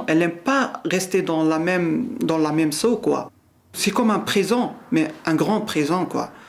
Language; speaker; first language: French; non-native, learner; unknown